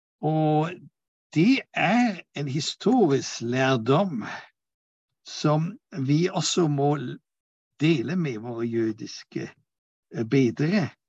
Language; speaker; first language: Norwegian; non-native, fluent; German